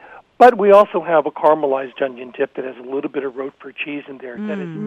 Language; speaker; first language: English; native; English